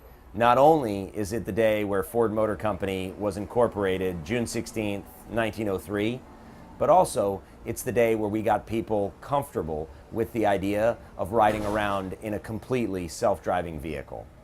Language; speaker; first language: English; native; English